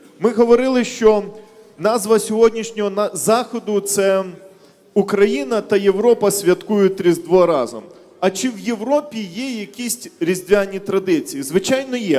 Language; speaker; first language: Ukrainian; native; Ukrainian